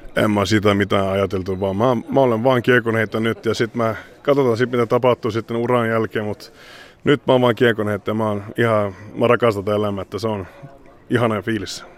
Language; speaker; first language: Finnish; early bilingual, heritage; Swedish